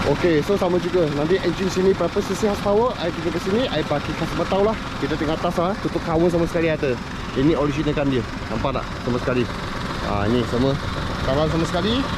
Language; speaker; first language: Malay; non-native, local second language; Chinese